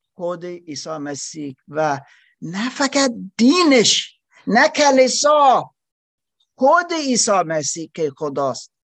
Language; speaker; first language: Persian; non-native, learner; German